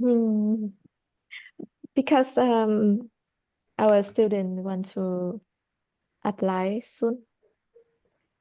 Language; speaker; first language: English; non-native, learner; Vietnamese